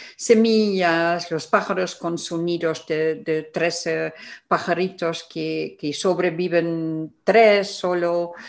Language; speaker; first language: Spanish; non-native, fluent; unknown